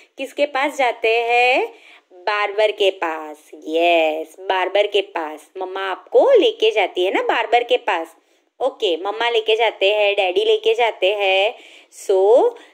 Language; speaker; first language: Hindi; non-native, local second language; Gujarati